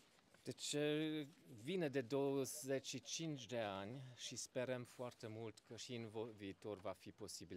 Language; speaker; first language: Romanian; non-native, fluent; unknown